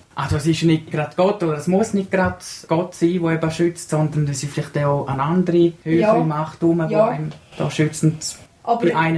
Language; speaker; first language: German; native; German